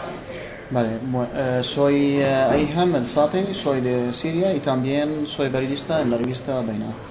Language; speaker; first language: Spanish; non-native, fluent; Arabic